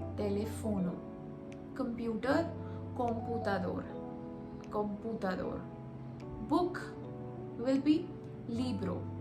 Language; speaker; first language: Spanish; non-native, fluent; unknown